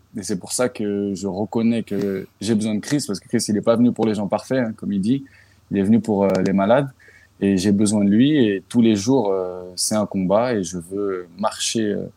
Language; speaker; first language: French; native; French